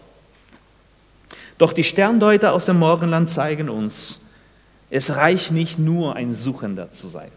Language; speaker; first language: German; non-native, fluent; Spanish